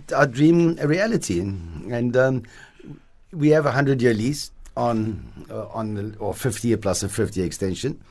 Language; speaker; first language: English; native; English